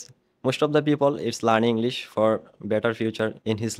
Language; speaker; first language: English; non-native, learner; Bangla